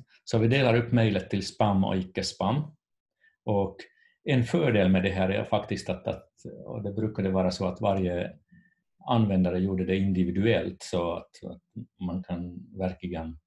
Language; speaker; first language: Swedish; non-native, fluent; Finnish